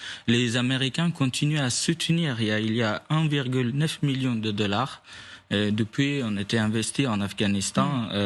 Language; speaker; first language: French; non-native, fluent; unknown